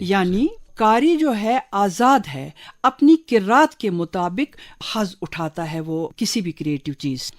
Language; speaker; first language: Urdu; non-native, local second language; Kashmiri